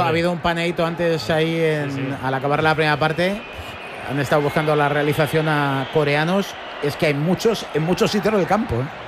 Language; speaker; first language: Spanish; native; Spanish